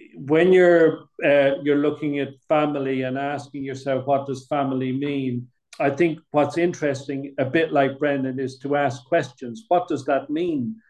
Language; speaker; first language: English; native; English